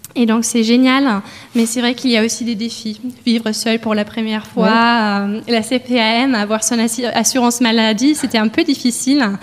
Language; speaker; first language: French; non-native, fluent; German